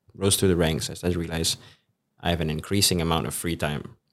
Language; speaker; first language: English; native; English